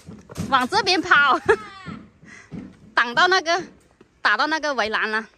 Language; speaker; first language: Chinese; native; Chinese